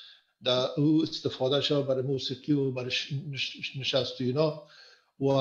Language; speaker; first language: Persian; native; Persian